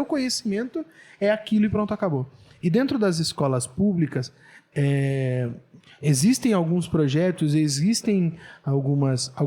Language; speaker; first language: Portuguese; native; Portuguese